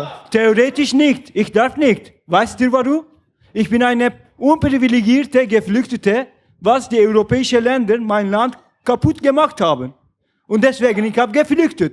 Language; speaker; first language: German; non-native, learner; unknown